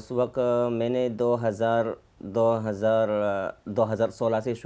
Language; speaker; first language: Hindi; non-native, fluent; Khmer